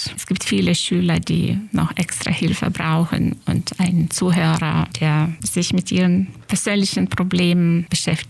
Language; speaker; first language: German; non-native, fluent; Lithuanian